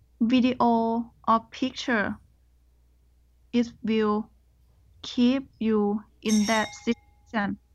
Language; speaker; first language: English; non-native, learner; Thai